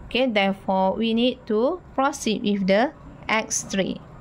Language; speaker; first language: English; non-native, local second language; Malay